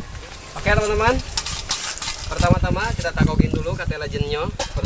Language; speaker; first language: Indonesian; non-native, local second language; Sundanese